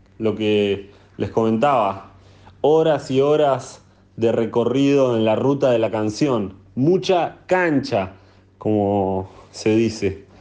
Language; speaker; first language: Spanish; native; Spanish